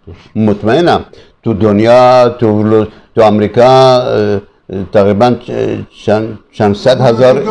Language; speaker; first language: Persian; early bilingual, other home language; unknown